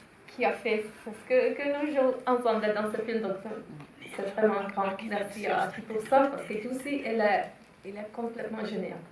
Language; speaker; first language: French; non-native, fluent; Finnish